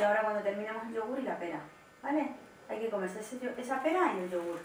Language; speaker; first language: Spanish; native; Spanish